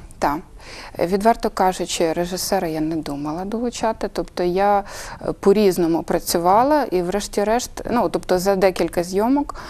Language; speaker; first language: Ukrainian; native; Ukrainian